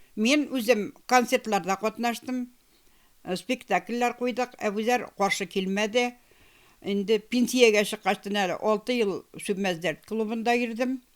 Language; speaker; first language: Tatar; native; Tatar